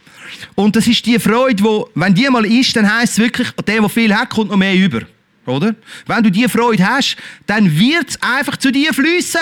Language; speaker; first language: German; native; German